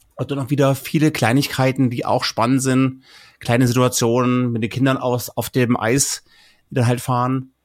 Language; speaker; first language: German; native; German